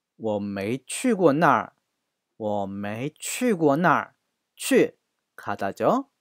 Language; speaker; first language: Chinese; non-native, fluent; Korean